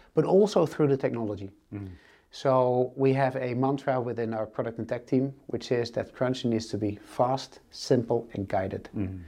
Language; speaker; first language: English; non-native, fluent; Dutch